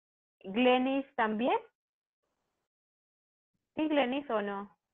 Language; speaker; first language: Spanish; native; Spanish